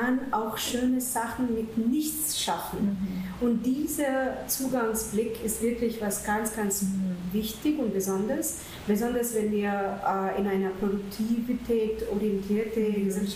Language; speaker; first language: German; non-native, fluent; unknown